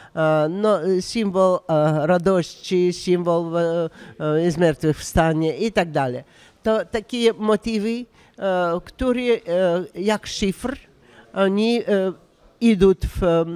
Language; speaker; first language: Polish; non-native, learner; Russian